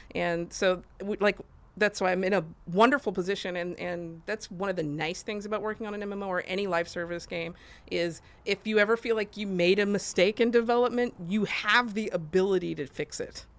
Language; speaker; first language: English; native; English